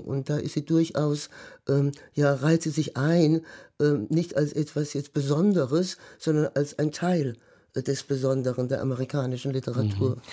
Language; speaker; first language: German; native; German